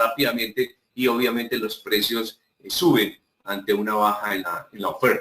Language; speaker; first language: Spanish; native; Spanish